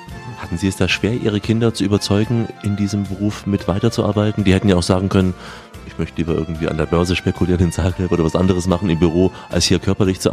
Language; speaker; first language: German; native; German